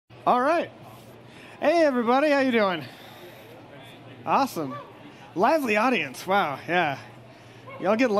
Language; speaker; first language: English; native; English